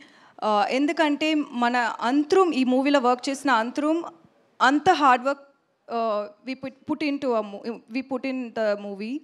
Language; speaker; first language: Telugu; non-native, learner; Tamil